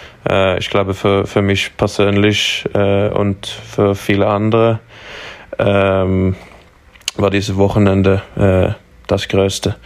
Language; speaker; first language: German; non-native, fluent; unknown